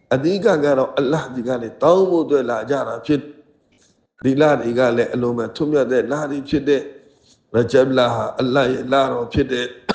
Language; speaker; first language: Burmese; non-native, local second language; Rohingya